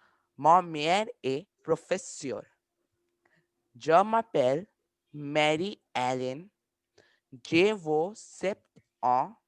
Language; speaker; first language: French; non-native, learner; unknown